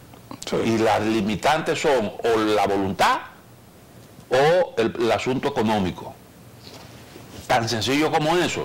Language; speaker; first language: Spanish; native; Spanish